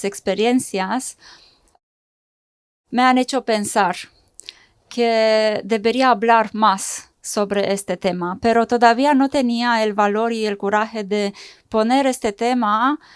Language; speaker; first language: Spanish; non-native, fluent; Romanian